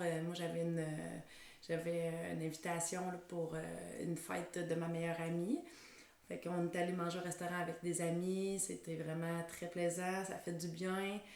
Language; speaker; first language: French; native; French